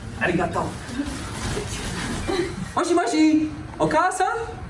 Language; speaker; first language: Japanese; non-native, learner; English